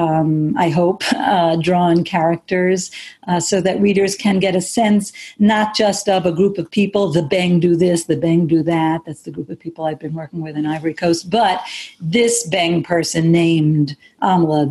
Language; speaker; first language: English; native; English